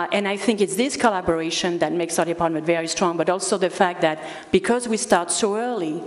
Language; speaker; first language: English; early bilingual, other home language; Spanish